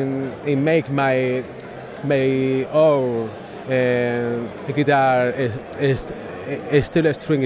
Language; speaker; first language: English; non-native, learner; Spanish